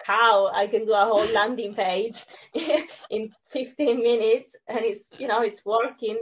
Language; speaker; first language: English; non-native, fluent; Italian